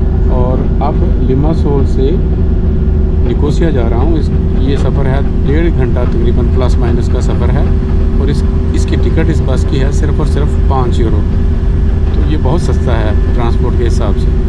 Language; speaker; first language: Hindi; native; Hindi